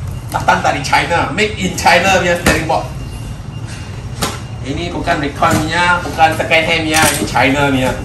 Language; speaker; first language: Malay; non-native, local second language; Chinese